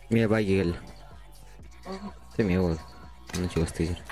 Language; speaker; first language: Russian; non-native, local second language; Yakut